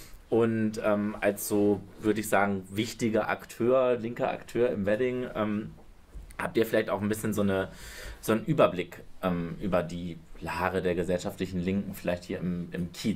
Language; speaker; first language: German; native; German